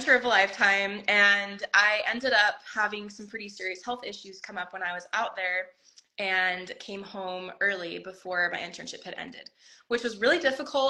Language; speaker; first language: English; native; English